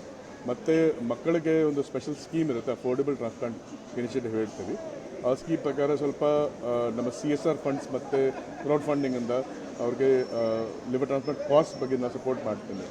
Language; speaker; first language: Kannada; non-native, learner; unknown